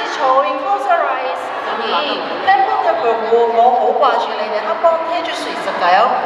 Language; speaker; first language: Korean; non-native, fluent; Cantonese